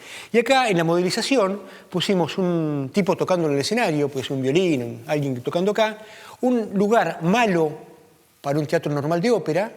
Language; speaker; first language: Spanish; native; Spanish